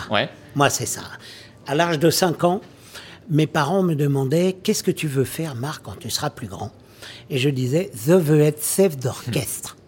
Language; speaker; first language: French; native; French